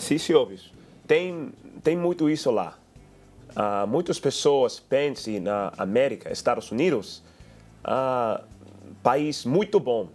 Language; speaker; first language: Portuguese; non-native, learner; English